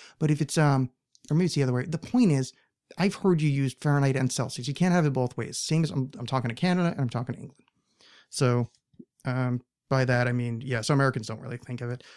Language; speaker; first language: English; native; English